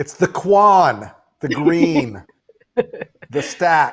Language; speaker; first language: English; native; English